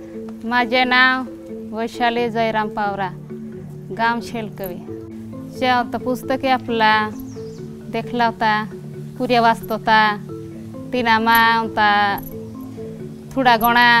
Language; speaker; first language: Marathi; non-native, local second language; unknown